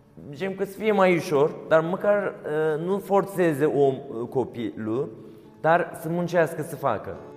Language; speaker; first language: Romanian; non-native, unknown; Turkish